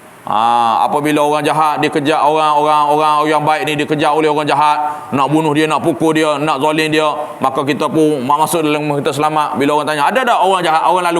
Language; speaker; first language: Malay; native; Malay